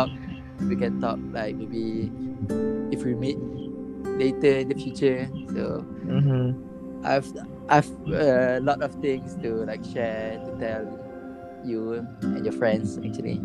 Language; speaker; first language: English; non-native, local second language; Malay